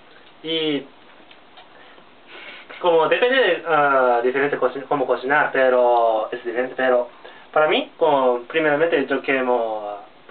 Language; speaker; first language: Spanish; non-native, learner; Japanese